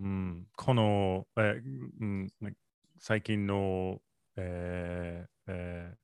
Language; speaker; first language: Japanese; non-native, learner; English